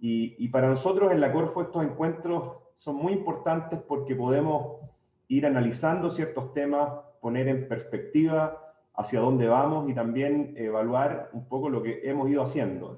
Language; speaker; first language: Spanish; native; Spanish